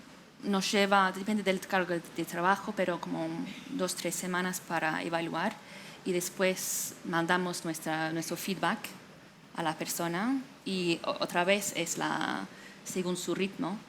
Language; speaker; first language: Spanish; non-native, fluent; English